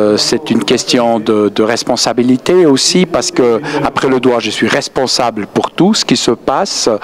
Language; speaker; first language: French; native; French